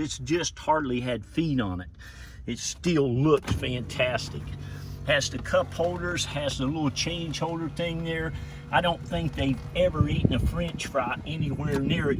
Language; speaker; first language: English; native; English